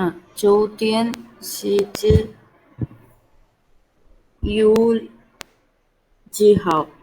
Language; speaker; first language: Chinese; non-native, learner; Tamil